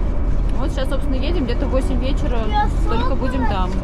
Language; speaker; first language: Russian; native; Russian